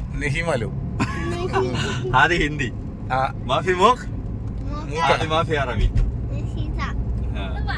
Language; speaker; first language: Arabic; non-native, learner; Malayalam